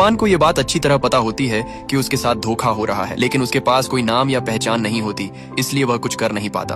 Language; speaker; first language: Hindi; native; Hindi